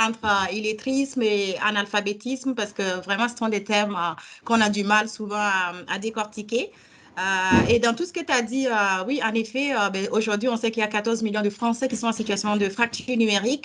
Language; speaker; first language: French; native; French